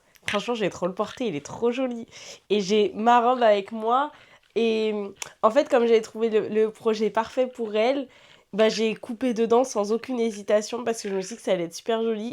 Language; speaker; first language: French; native; French